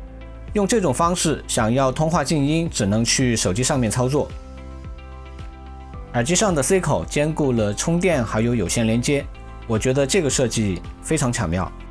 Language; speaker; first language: Chinese; native; Chinese